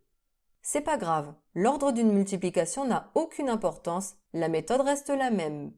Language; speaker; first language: French; native; French